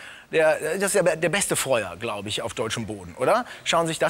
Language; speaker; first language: German; native; German